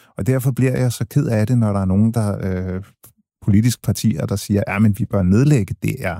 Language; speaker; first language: Danish; early bilingual, other home language; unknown